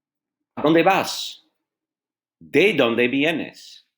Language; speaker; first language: Spanish; non-native, fluent; English